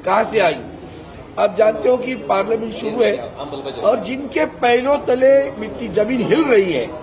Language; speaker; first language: Hindi; non-native, local second language; Marathi